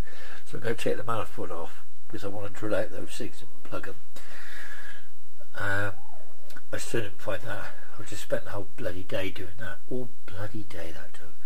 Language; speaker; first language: English; native; English